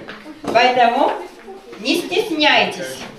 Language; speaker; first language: Russian; non-native, fluent; Korean